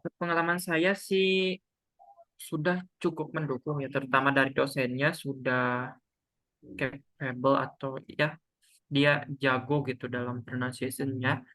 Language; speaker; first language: Indonesian; non-native, local second language; Sundanese